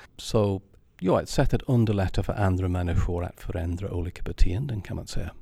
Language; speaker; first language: Swedish; non-native, fluent; English